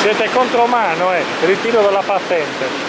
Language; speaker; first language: Italian; native; Italian